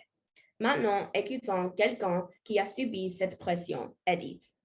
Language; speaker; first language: French; non-native, learner; English